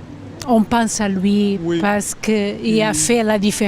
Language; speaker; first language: French; non-native, fluent; Portuguese